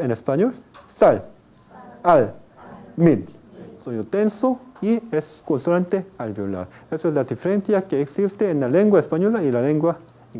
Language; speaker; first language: Spanish; non-native, fluent; Korean